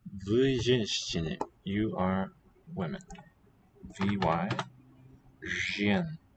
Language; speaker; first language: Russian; non-native, learner; English